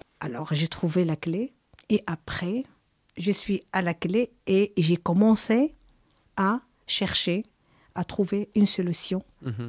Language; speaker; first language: French; non-native, learner; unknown